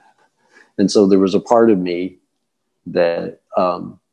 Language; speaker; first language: English; native; English